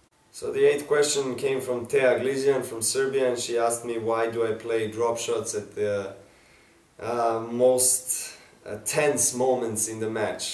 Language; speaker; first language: English; non-native, fluent; Serbian